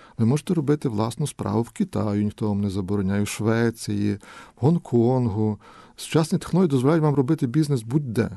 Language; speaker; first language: Ukrainian; native; Ukrainian